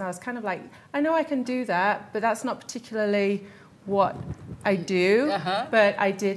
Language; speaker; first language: English; native; English